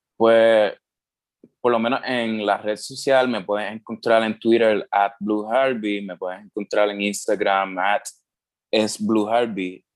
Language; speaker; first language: Spanish; native; Spanish